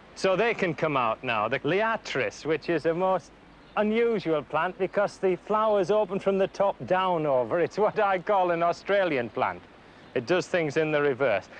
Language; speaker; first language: English; native; English